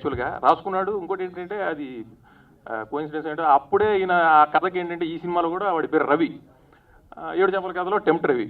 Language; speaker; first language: Telugu; native; Telugu